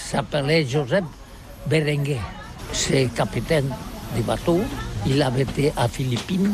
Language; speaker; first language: French; non-native, learner; Catalan